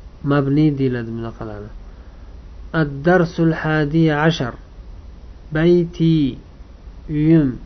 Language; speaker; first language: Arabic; non-native, fluent; Uzbek